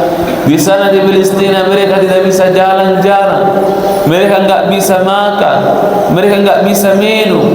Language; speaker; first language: Indonesian; non-native, fluent; Arabic